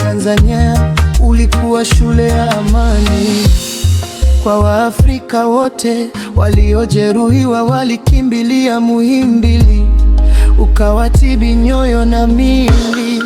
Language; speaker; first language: Swahili; native; Swahili